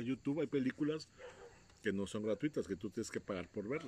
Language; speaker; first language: Spanish; native; Spanish